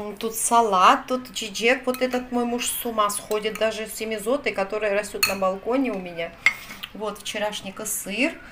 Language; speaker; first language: Russian; native; Russian